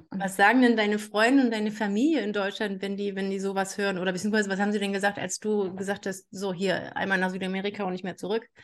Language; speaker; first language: German; native; German